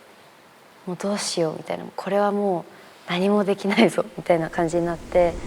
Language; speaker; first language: Japanese; native; Japanese